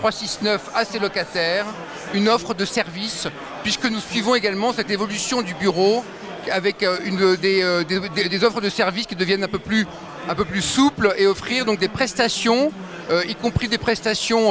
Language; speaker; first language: French; native; French